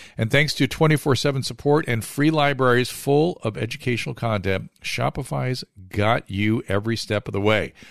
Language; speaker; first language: English; native; English